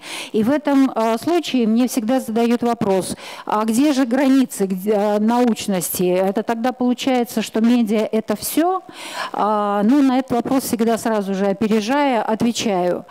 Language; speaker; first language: Russian; native; Russian